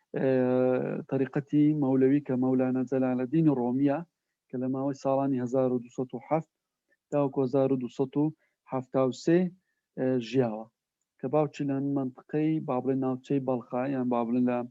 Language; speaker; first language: Central Kurdish; native; Central Kurdish